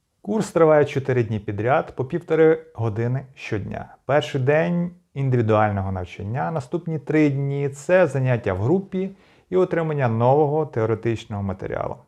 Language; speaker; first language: Ukrainian; native; Ukrainian